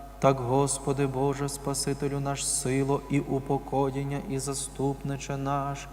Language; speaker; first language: Ukrainian; native; Ukrainian